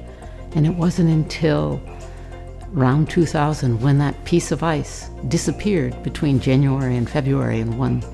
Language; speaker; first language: English; native; English